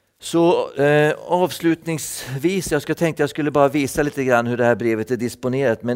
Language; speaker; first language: Swedish; native; Swedish